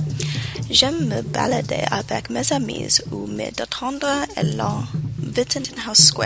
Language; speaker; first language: French; non-native, learner; English